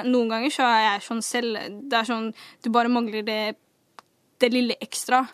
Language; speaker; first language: Norwegian; early bilingual, other home language; Somali